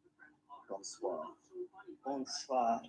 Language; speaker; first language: French; non-native, learner; English